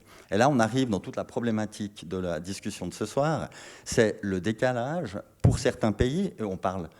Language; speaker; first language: French; native; French